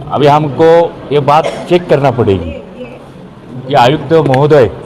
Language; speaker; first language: Hindi; non-native, local second language; Marathi